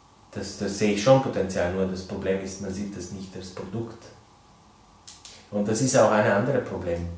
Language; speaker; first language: German; non-native, fluent; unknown